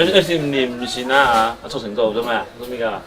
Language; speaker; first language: Chinese; native; Chinese